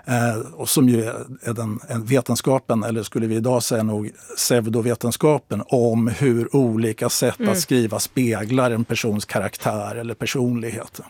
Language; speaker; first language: Swedish; native; Swedish